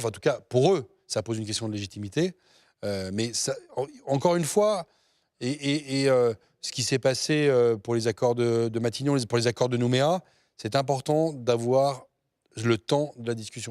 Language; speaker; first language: French; native; French